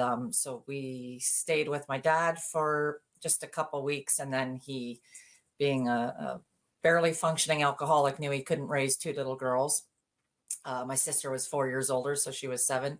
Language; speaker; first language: English; native; English